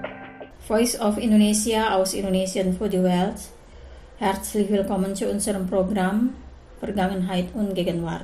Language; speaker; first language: German; non-native, fluent; Indonesian